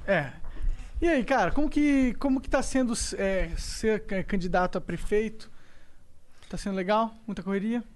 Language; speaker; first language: Portuguese; native; Portuguese